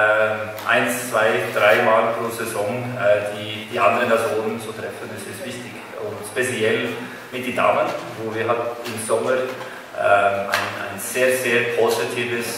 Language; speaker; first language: German; non-native, fluent; Norwegian